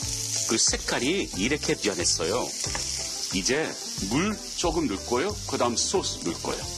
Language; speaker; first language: Korean; non-native, learner; English